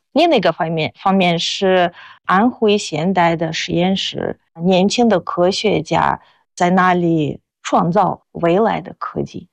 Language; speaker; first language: Chinese; non-native, fluent; Russian